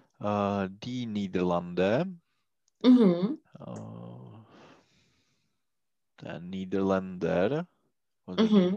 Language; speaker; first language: German; non-native, learner; Czech